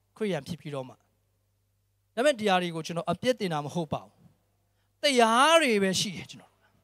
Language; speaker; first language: Burmese; non-native, local second language; Tedim Chin